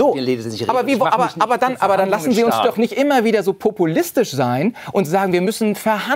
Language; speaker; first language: German; native; German